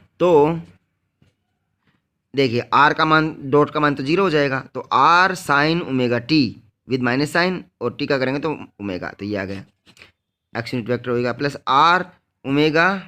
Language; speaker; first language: Hindi; native; Hindi